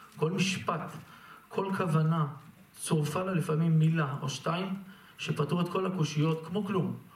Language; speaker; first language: Hebrew; native; Hebrew